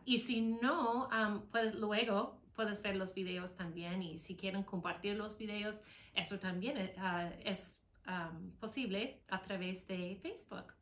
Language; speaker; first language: Spanish; non-native, fluent; English